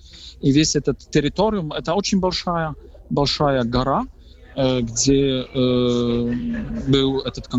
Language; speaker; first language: Russian; non-native, fluent; Polish